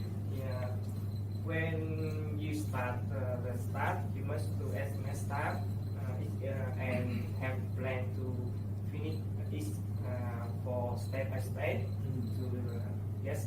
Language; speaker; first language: English; non-native, learner; Vietnamese